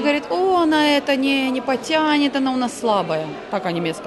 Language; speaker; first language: Polish; non-native, learner; Russian